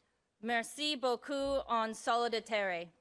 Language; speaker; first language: French; non-native, learner; English